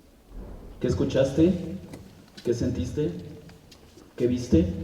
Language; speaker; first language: Spanish; native; Spanish